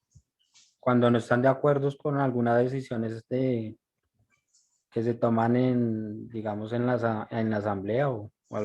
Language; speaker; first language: Spanish; native; Spanish